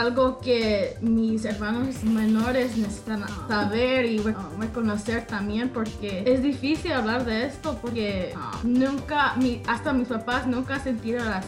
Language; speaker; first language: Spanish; early bilingual, heritage; English